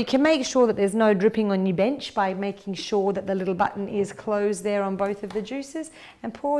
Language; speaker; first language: English; native; English